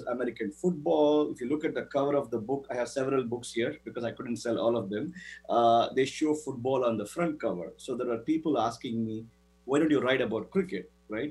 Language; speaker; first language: English; non-native, local second language; Tamil